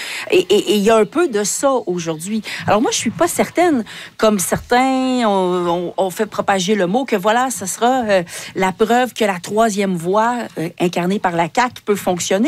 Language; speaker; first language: French; native; French